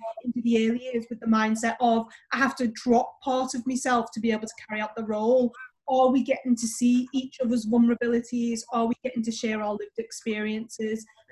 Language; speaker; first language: English; native; English